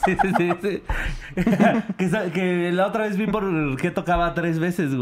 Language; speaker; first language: Spanish; native; Spanish